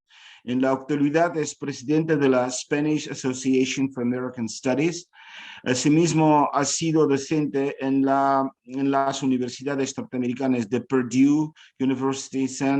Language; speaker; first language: Spanish; non-native, fluent; Ukrainian